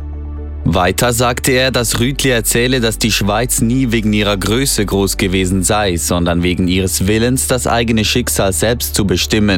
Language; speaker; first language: German; native; German